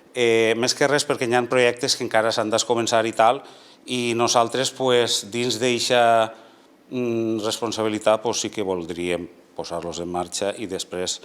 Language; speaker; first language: Catalan; native; Catalan